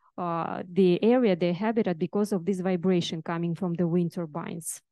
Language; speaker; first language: English; non-native, fluent; Russian